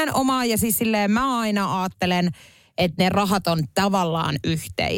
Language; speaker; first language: Finnish; native; Finnish